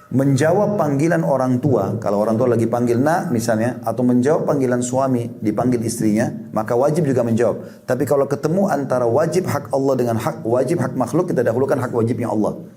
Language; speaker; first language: Indonesian; native; Indonesian